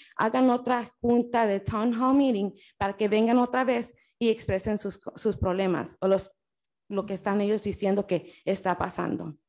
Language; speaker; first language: Spanish; early bilingual, heritage; Spanish